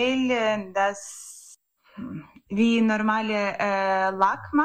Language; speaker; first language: German; non-native, learner; Ukrainian